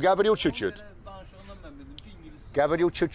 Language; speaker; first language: Russian; non-native, learner; English